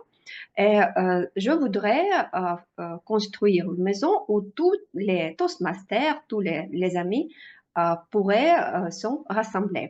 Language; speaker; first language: French; non-native, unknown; Russian